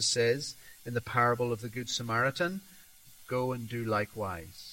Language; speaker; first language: English; native; English